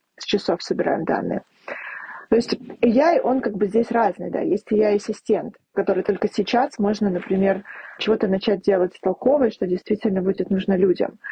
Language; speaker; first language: Russian; native; Russian